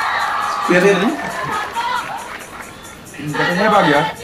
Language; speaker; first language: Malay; non-native, fluent; Korean